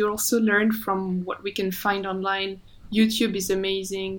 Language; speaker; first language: English; non-native, fluent; French